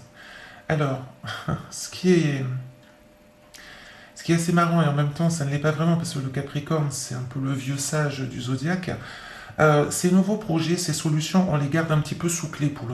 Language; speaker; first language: French; native; French